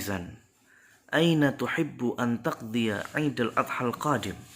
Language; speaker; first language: Arabic; non-native, fluent; Indonesian